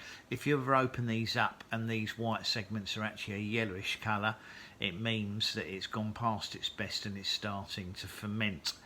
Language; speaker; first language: English; native; English